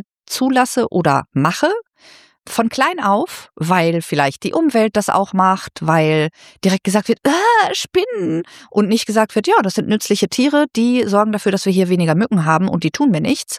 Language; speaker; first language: German; native; German